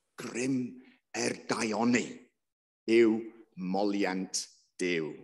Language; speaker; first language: Welsh; non-native, local second language; English